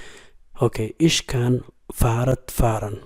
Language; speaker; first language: German; non-native, fluent; Somali